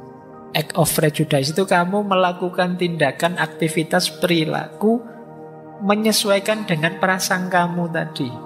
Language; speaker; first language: Indonesian; native; Indonesian